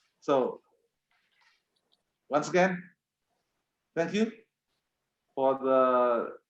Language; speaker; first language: English; non-native, fluent; Indonesian